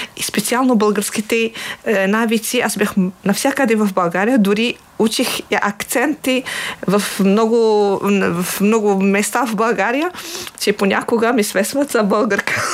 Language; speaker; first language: Bulgarian; non-native, fluent; Arabic